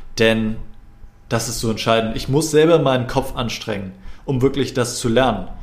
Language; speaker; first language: German; native; German